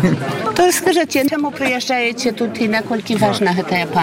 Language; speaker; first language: Polish; non-native, learner; Belarusian